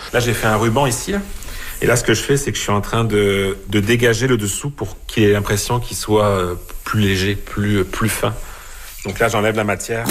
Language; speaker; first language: French; native; French